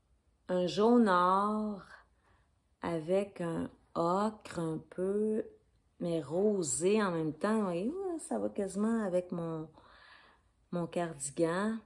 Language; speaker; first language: French; native; French